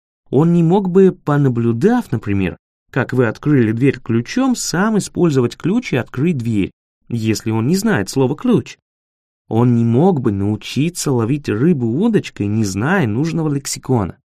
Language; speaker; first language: Russian; non-native, fluent; English